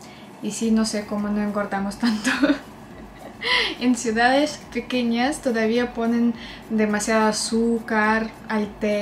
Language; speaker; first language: Spanish; non-native, fluent; Russian